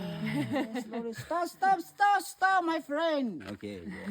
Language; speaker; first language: English; non-native, learner; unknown